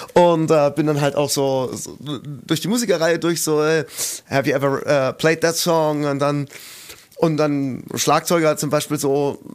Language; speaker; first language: German; native; German